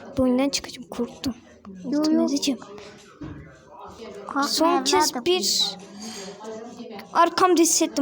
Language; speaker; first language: Turkish; native; Turkish